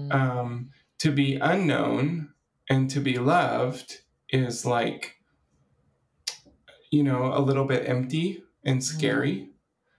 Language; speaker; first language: English; native; English